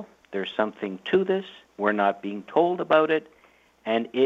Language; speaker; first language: English; native; English